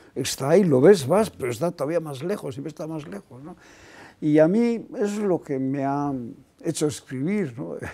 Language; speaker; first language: Spanish; non-native, local second language; Basque